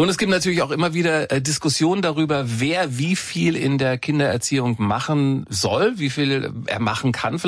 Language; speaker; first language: German; native; German